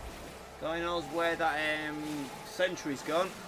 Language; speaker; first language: English; native; English